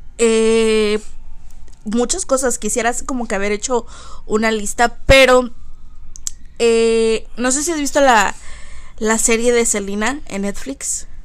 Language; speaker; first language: Spanish; early bilingual, heritage; Spanish